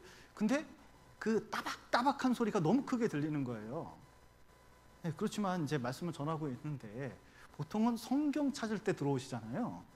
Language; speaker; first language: Korean; native; Korean